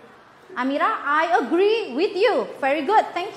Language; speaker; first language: English; non-native, fluent; Indonesian